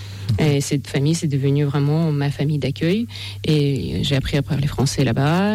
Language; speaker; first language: French; non-native, fluent; Russian